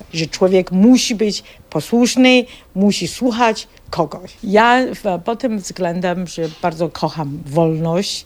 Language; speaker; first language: Polish; non-native, fluent; Chinese